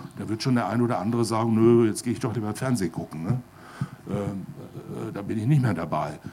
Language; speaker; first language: German; native; German